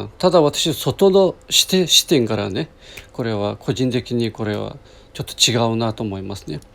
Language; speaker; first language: Japanese; non-native, fluent; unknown